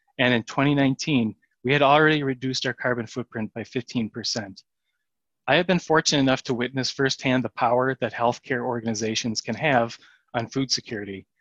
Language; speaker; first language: English; native; English